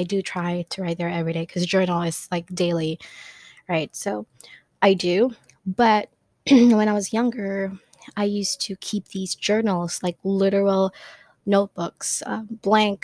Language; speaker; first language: English; non-native, local second language; Filipino